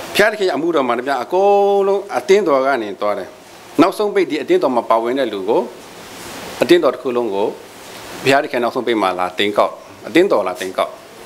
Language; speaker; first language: Burmese; non-native, local second language; Kachin